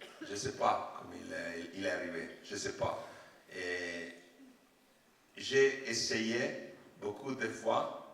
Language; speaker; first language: French; non-native, learner; Italian